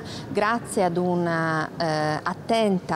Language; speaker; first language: Italian; native; Italian